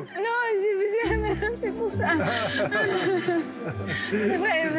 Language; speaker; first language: French; non-native, learner; Portuguese